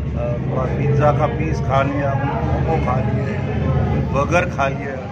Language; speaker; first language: Hindi; native; Hindi